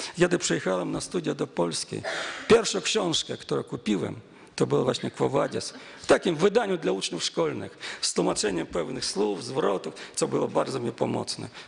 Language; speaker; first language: Polish; non-native, fluent; Russian